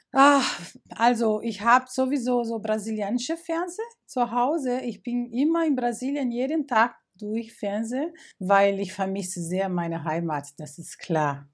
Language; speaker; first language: German; non-native, fluent; Portuguese